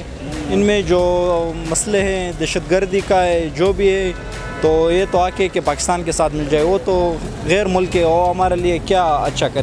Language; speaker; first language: Hindi; non-native, local second language; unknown